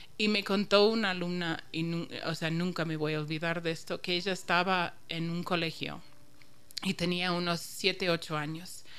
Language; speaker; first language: Spanish; non-native, fluent; English